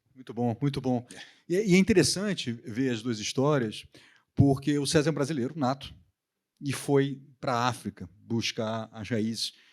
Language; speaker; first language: Portuguese; native; Portuguese